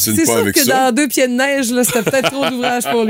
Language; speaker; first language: French; native; French